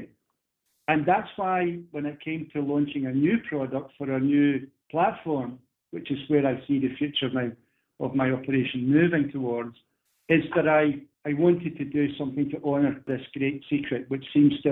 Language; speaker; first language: English; native; English